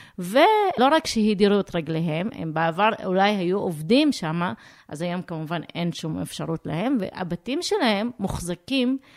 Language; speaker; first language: Hebrew; non-native, local second language; Arabic